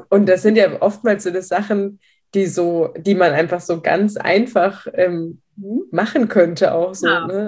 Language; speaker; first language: German; native; German